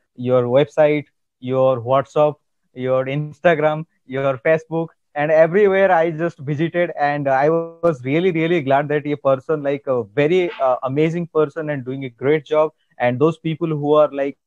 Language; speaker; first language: English; non-native, local second language; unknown